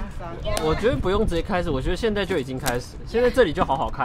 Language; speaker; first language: Chinese; native; Chinese